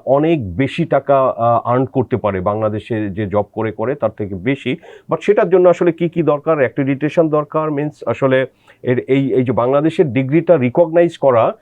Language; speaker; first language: Bangla; native; Bangla